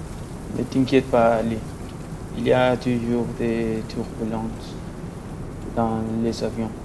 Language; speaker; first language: French; non-native, learner; Spanish